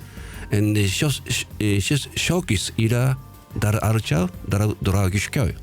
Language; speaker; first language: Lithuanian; non-native, learner; Japanese